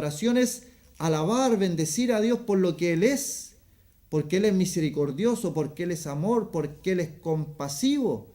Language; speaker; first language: Spanish; native; Spanish